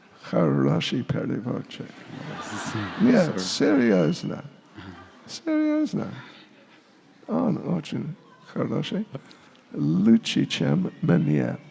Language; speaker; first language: Russian; non-native, learner; English